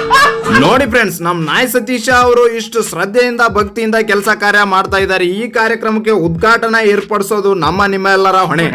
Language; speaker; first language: Kannada; native; Kannada